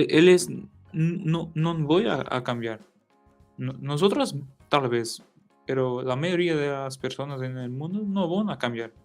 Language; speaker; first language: Spanish; non-native, learner; Portuguese